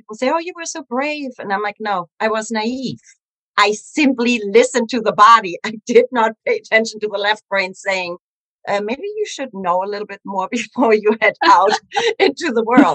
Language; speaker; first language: English; non-native, fluent; German